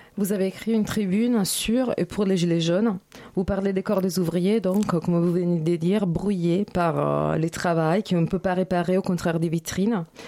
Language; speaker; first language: French; non-native, fluent; Italian